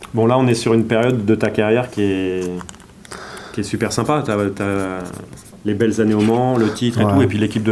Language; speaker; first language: French; native; French